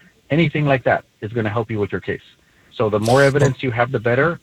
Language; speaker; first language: English; early bilingual, other home language; Spanish